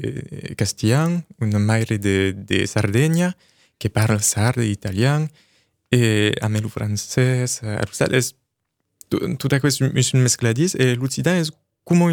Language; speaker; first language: French; early bilingual, other home language; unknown